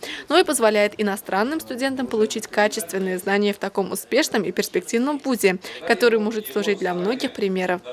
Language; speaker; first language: Russian; native; Russian